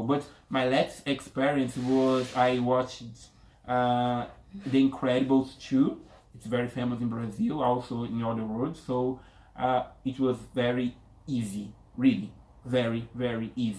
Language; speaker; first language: English; non-native, learner; Portuguese